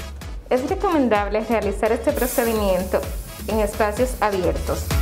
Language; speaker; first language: Spanish; native; Spanish